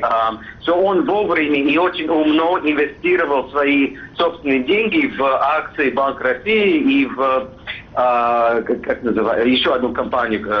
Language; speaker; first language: Russian; non-native, fluent; English